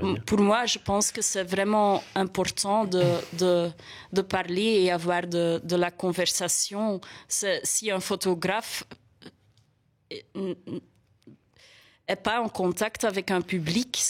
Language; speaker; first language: French; non-native, local second language; Dutch